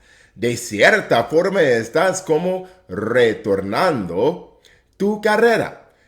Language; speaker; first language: Spanish; non-native, fluent; English